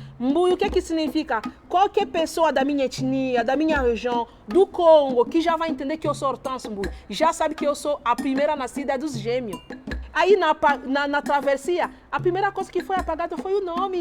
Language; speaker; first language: Portuguese; non-native, fluent; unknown